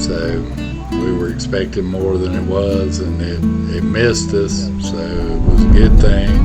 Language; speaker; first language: English; native; English